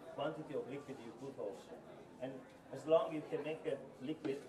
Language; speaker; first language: English; non-native, learner; Italian